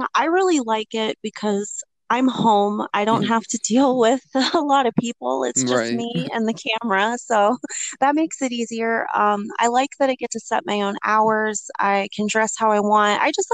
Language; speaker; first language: English; native; English